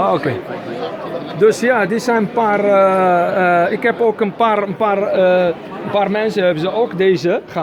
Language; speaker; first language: Dutch; early bilingual, other home language; Arabic